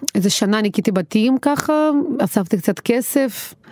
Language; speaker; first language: Hebrew; non-native, fluent; Uzbek